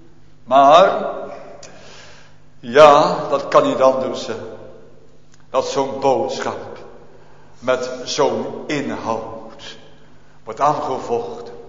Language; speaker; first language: Dutch; native; Dutch